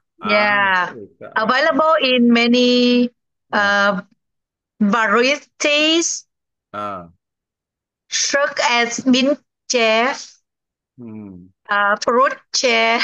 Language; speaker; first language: English; non-native, learner; Vietnamese